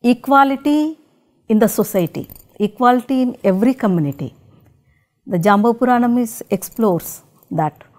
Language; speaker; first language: English; non-native, local second language; Telugu